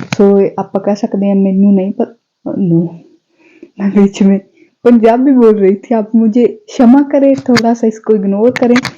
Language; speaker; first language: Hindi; non-native, local second language; Punjabi